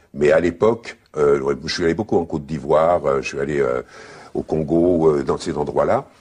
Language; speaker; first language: French; native; French